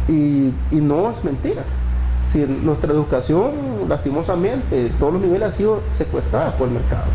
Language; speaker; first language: Spanish; native; Spanish